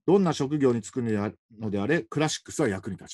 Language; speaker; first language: Japanese; native; Japanese